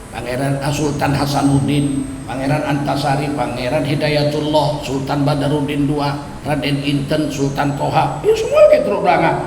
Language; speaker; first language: Indonesian; native; Indonesian